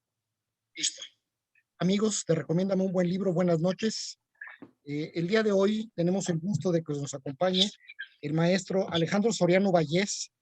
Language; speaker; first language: Spanish; native; Spanish